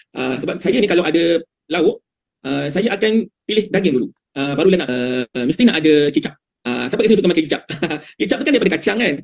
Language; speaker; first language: Malay; native; Malay